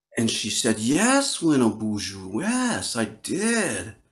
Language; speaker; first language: English; native; English